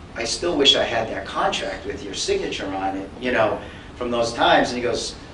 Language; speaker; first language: English; native; English